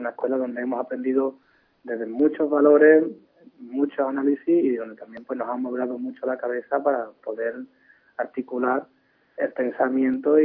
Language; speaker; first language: Spanish; native; Spanish